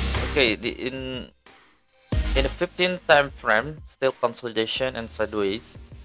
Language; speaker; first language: English; non-native, learner; Indonesian